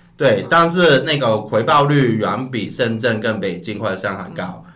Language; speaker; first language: Chinese; non-native, local second language; Cantonese